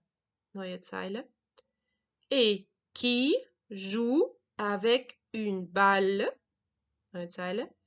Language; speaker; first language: French; non-native, fluent; German